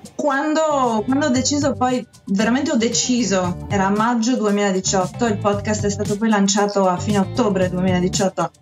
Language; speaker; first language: Italian; native; Italian